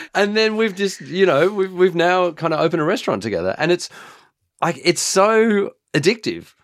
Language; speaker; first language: English; native; English